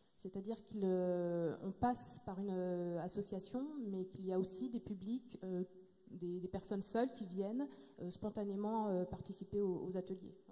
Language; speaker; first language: French; native; French